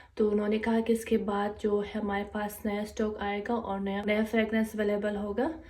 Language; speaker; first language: Urdu; non-native, local second language; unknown